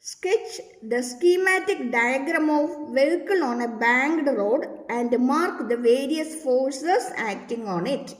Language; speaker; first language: English; non-native, local second language; Malayalam